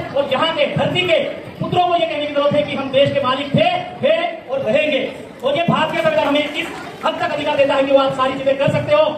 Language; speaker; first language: Hindi; non-native, local second language; Bhili